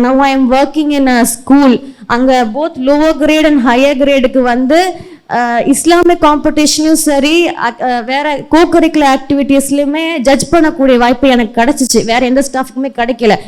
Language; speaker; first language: Tamil; early bilingual, heritage; Tamil